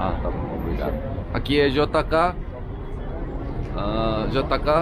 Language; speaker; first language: Portuguese; non-native, learner; Korean